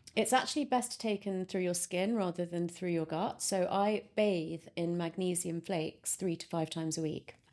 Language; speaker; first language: English; native; English